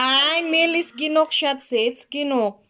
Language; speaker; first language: German; non-native, learner; Cebuano